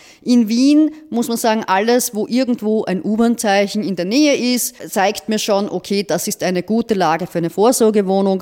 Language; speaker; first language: German; native; German